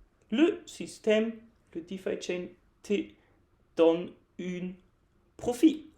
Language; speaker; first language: French; non-native, fluent; German